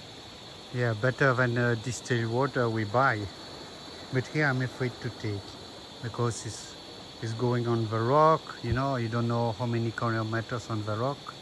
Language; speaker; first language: English; non-native, learner; French